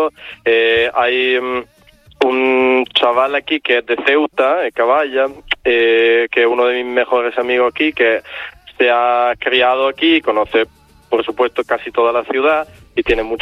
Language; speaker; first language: Spanish; non-native, fluent; Italian